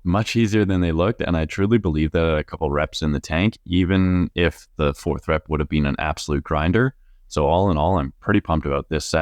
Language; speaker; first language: English; native; English